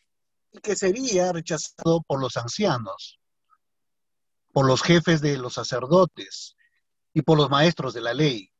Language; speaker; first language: Spanish; native; Spanish